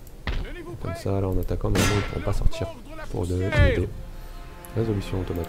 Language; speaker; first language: French; native; French